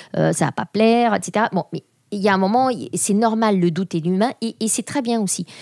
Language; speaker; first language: French; native; French